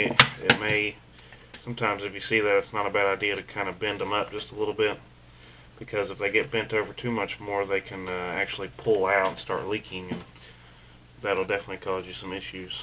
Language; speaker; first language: English; native; English